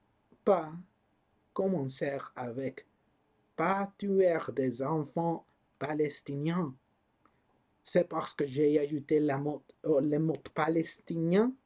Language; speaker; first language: French; non-native, learner; English